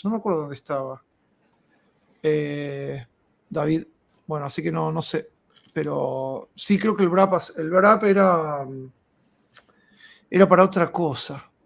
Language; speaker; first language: Spanish; native; Spanish